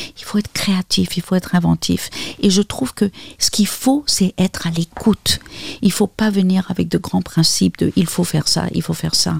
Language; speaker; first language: French; non-native, fluent; Spanish